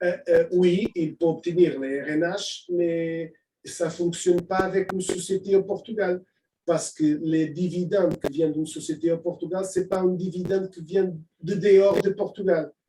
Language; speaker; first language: French; non-native, fluent; Portuguese